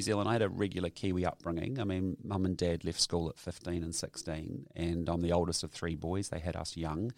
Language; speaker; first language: English; native; English